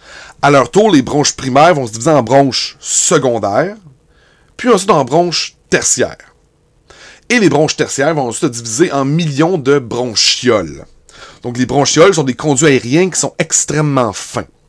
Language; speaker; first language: French; native; French